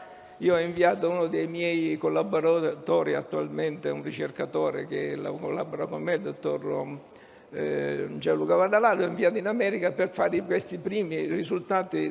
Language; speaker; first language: Italian; native; Italian